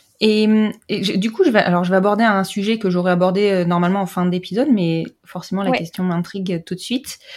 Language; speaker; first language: French; native; French